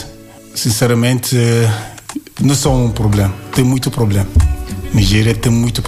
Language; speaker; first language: Portuguese; non-native, learner; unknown